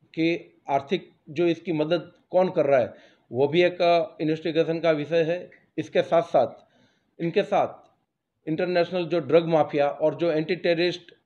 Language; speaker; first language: Hindi; non-native, local second language; Gujarati